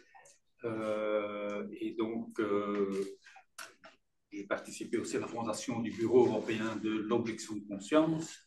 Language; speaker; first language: French; native; French